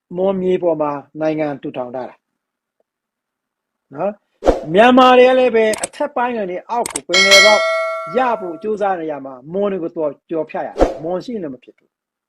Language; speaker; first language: Burmese; native; Burmese